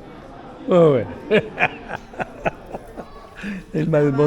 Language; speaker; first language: French; non-native, learner; Spanish